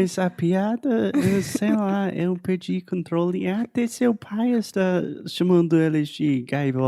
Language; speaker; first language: Portuguese; non-native, fluent; English